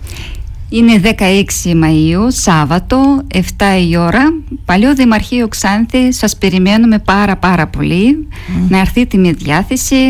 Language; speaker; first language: Greek; non-native, fluent; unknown